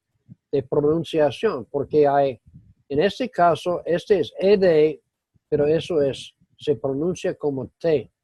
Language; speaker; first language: Spanish; non-native, fluent; English